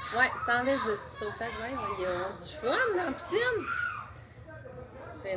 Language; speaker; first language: French; native; French